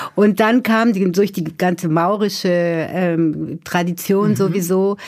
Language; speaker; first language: German; native; German